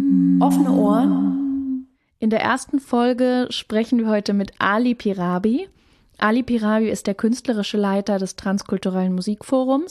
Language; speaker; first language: German; native; German